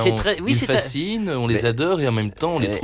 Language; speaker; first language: French; native; French